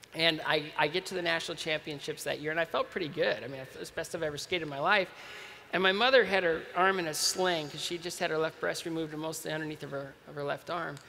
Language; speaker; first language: English; native; English